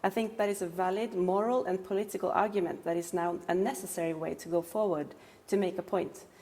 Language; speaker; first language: English; non-native, fluent; Norwegian